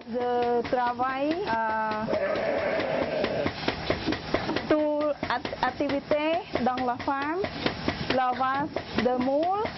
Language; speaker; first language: French; non-native, learner; Khmer